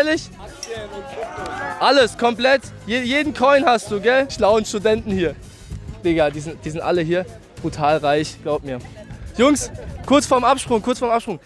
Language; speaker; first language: German; native; German